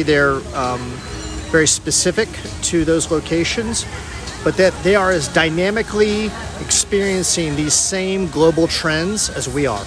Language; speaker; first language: English; native; English